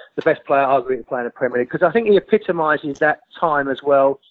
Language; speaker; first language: English; native; English